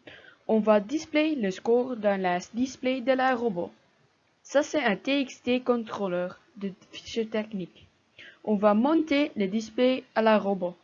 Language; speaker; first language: French; non-native, local second language; Dutch